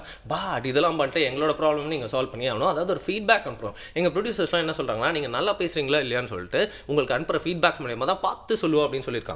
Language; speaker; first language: Tamil; native; Tamil